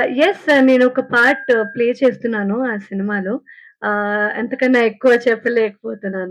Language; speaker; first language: Telugu; non-native, learner; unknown